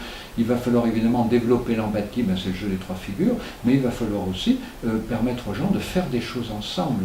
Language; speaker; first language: French; native; French